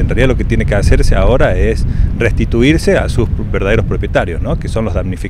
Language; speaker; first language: Spanish; native; Spanish